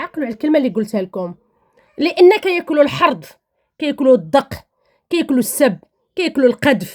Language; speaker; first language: Arabic; native; Arabic